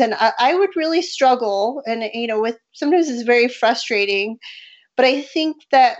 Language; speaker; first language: English; native; English